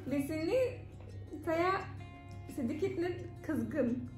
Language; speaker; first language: Indonesian; non-native, learner; Turkish